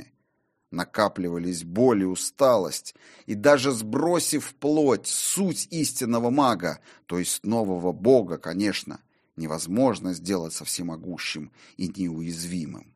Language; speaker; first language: Russian; native; Russian